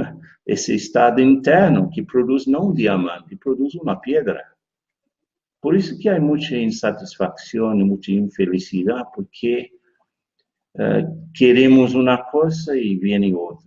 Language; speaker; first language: Spanish; non-native, fluent; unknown